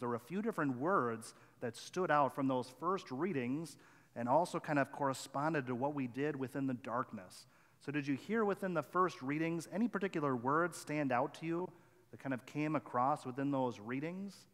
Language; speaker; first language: English; native; English